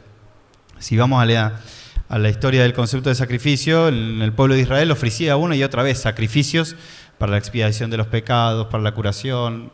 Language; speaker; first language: Spanish; native; Spanish